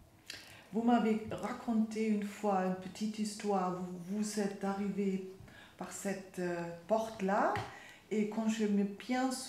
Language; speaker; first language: French; non-native, fluent; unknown